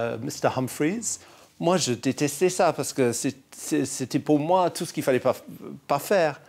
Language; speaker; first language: French; non-native, fluent; English